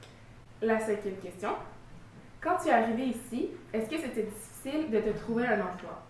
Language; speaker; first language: French; native; French